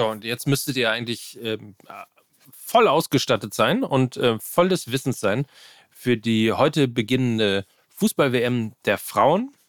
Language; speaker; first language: German; native; German